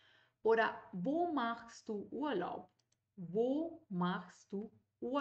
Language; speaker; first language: German; non-native, fluent; Spanish